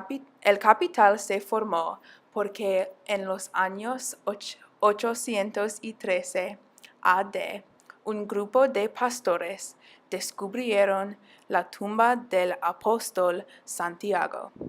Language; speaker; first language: Spanish; non-native, learner; English